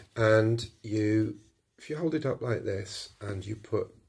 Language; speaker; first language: English; native; English